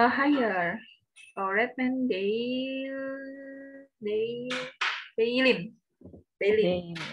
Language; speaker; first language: Turkish; non-native, learner; Indonesian